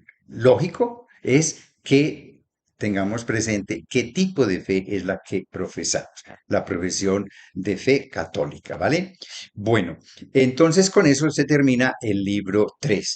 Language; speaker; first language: Spanish; native; Spanish